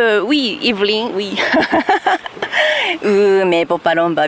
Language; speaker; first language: French; non-native, learner; Japanese